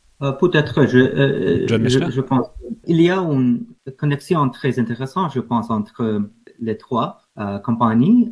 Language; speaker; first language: French; non-native, fluent; English